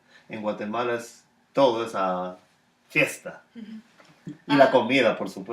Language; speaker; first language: Spanish; native; Spanish